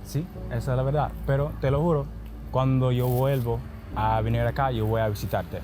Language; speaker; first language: Spanish; non-native, learner; English